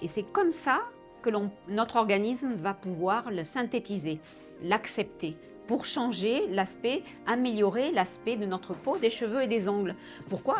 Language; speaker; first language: French; native; French